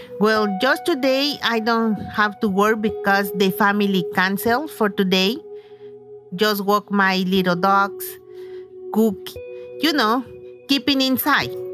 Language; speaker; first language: English; non-native, learner; Spanish